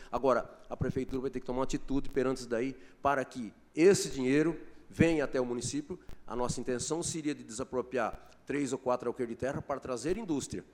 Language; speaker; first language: Portuguese; native; Portuguese